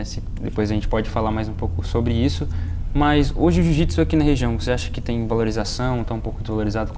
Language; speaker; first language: Portuguese; native; Portuguese